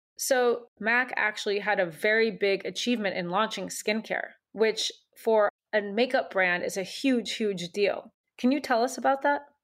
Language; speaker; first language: English; native; English